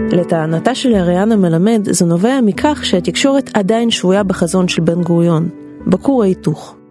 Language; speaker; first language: Hebrew; non-native, fluent; Russian